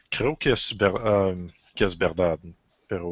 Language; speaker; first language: Spanish; non-native, learner; French